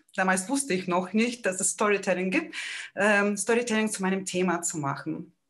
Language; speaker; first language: German; non-native, fluent; Ukrainian